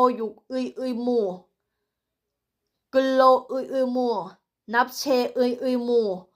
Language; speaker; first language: Korean; non-native, learner; Thai